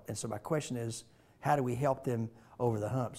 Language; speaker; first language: English; native; English